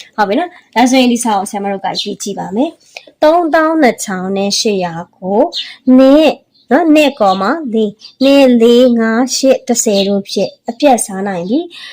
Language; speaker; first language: Burmese; native; Burmese